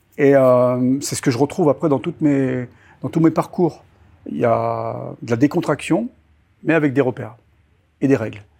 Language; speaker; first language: French; native; French